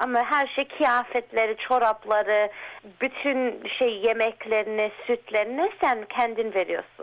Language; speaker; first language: Turkish; early bilingual, heritage; Turkish